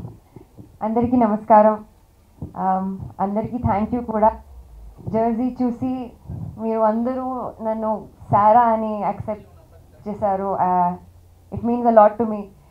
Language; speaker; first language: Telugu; non-native, learner; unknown